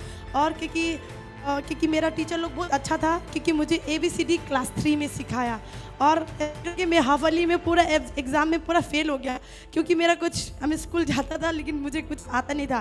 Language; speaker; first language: Hindi; non-native, local second language; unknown